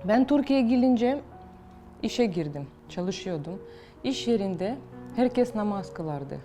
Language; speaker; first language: Turkish; non-native, fluent; Russian